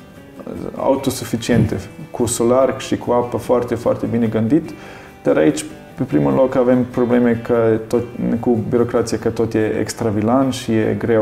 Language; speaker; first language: Romanian; non-native, learner; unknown